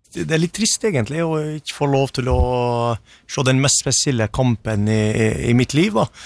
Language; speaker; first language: Norwegian; early bilingual, other home language; Arabic